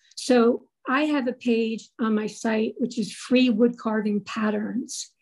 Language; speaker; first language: English; native; English